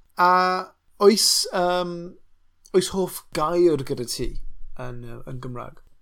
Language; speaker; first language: Welsh; non-native, local second language; English